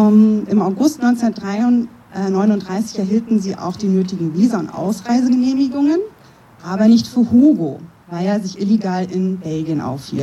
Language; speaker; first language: German; native; German